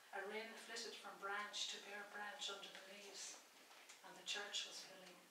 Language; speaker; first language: English; native; English